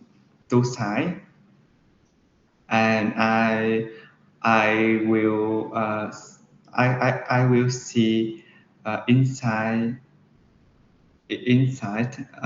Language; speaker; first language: English; non-native, learner; Vietnamese